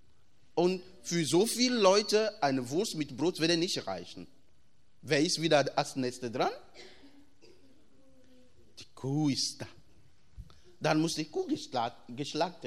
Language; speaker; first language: German; non-native, fluent; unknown